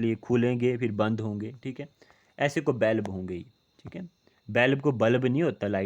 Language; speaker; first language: Hindi; native; Hindi